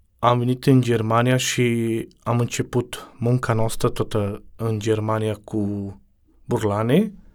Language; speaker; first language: Romanian; non-native, local second language; Romany